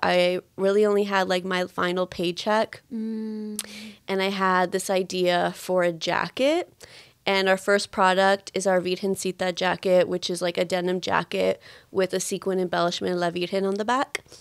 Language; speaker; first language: English; early bilingual, other home language; Spanish